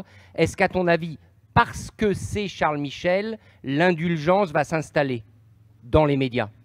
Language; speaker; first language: French; native; French